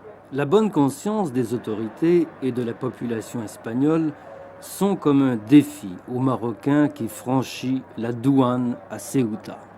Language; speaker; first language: French; native; French